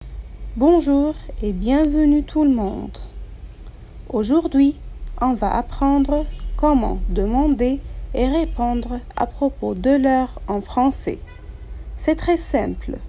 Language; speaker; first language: French; non-native, fluent; Arabic